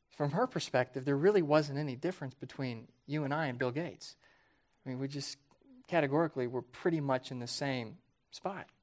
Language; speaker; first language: English; native; English